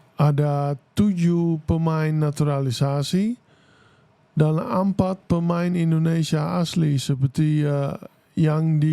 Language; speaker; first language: Indonesian; non-native, fluent; Dutch